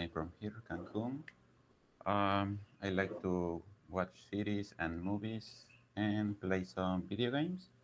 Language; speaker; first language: English; non-native, learner; Spanish